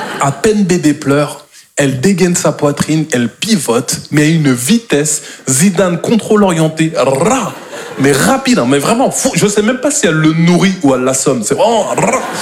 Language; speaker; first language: French; native; French